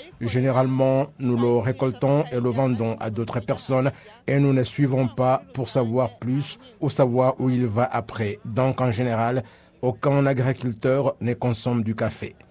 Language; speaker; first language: French; non-native, local second language; Kinyarwanda